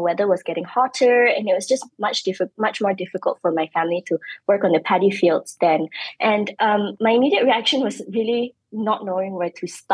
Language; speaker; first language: English; non-native, local second language; Malay